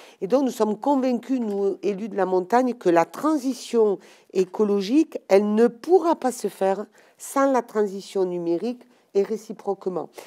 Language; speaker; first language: French; native; French